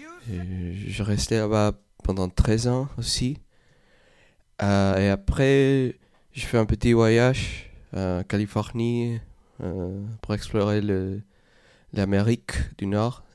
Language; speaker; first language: French; non-native, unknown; Spanish